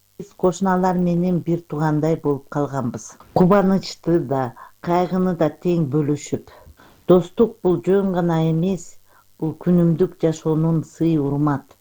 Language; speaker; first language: Kyrgyz; non-native, local second language; Uyghur